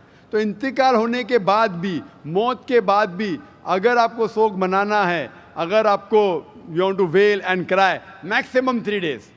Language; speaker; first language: Hindi; native; Hindi